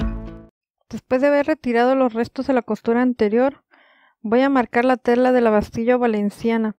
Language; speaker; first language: Spanish; native; Spanish